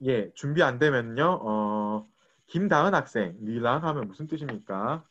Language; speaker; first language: Korean; native; Korean